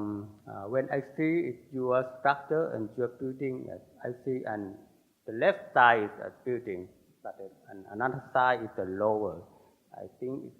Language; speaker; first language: English; non-native, learner; Thai